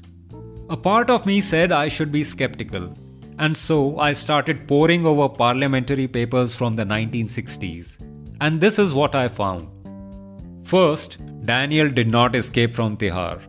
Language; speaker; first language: English; non-native, local second language; Hindi